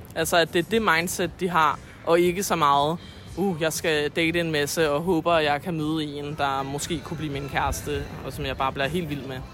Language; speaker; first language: Danish; native; Danish